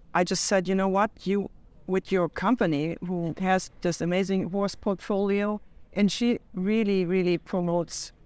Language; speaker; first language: English; non-native, fluent; German